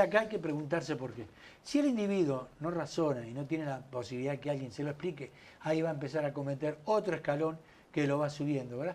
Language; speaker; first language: Spanish; native; Spanish